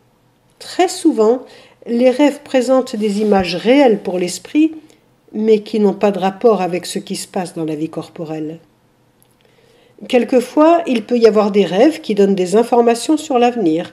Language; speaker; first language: French; native; French